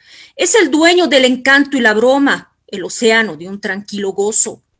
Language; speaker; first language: Spanish; native; Spanish